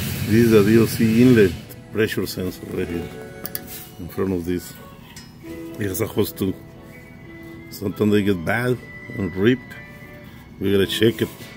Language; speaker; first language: English; non-native, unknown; Spanish